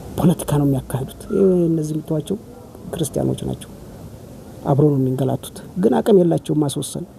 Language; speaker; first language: Amharic; native; Amharic